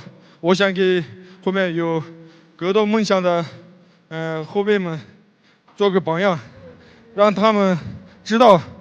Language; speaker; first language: Chinese; non-native, local second language; Kazakh